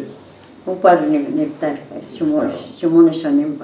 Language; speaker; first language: Hebrew; non-native, learner; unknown